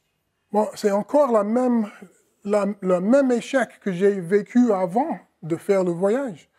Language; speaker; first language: French; non-native, fluent; English